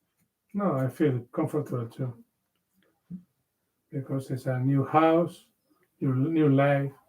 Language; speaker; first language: English; non-native, learner; Spanish